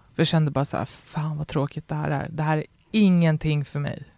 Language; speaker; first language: Swedish; native; Swedish